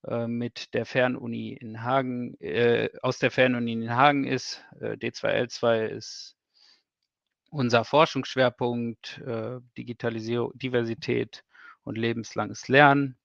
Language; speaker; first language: German; native; German